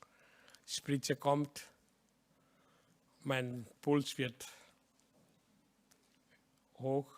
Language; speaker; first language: German; non-native, learner; Hindi